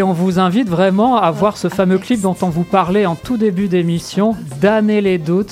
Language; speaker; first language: French; native; French